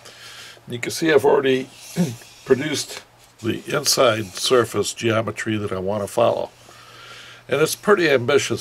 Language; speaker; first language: English; native; English